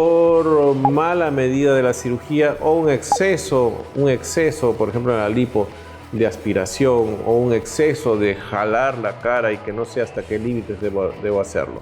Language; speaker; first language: Spanish; native; Spanish